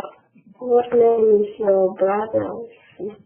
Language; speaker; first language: English; non-native, learner; Russian